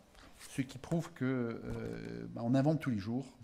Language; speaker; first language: French; native; French